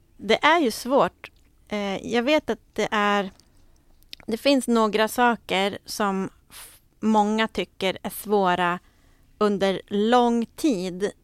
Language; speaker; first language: Swedish; native; Swedish